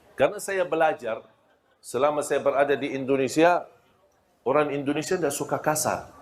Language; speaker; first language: Malay; non-native, fluent; Arabic